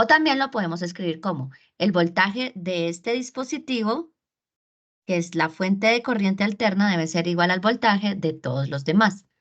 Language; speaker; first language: Spanish; native; Spanish